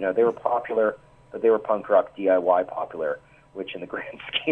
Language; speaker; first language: English; native; English